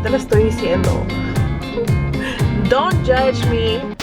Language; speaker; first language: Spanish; early bilingual, heritage; English